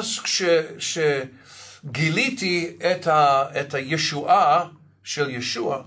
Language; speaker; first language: Hebrew; non-native, fluent; English